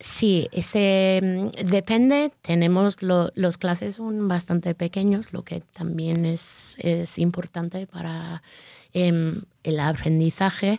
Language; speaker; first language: Spanish; non-native, fluent; English